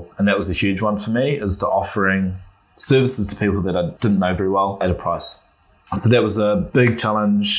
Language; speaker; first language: English; native; English